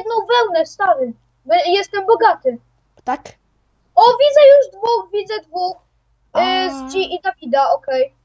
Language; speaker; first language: Polish; native; Polish